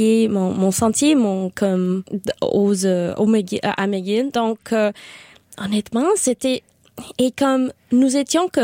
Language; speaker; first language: French; non-native, local second language; Spanish